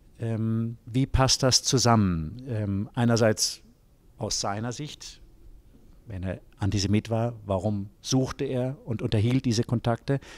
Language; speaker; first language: German; native; German